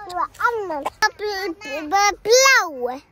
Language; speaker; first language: Icelandic; early bilingual, heritage; Icelandic